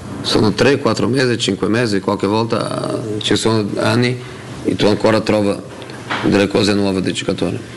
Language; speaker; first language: Italian; non-native, fluent; Portuguese